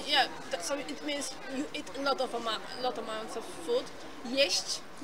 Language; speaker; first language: English; non-native, fluent; Polish